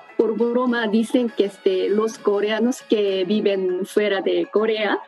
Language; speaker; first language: Spanish; non-native, learner; Korean